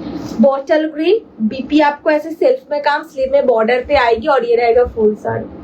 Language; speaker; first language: Hindi; non-native, local second language; Bangla